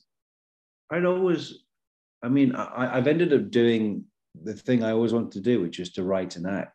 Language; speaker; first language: English; native; English